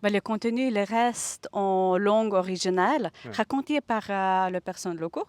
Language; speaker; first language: French; non-native, fluent; Lithuanian